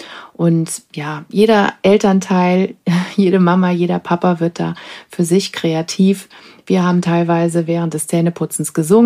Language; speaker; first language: German; native; German